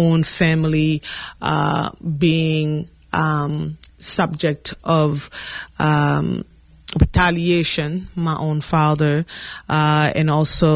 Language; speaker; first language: English; non-native, fluent; French